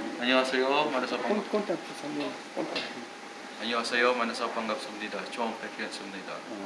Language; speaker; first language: Korean; non-native, learner; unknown